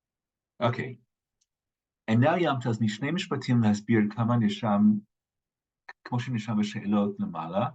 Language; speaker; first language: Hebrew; non-native, fluent; English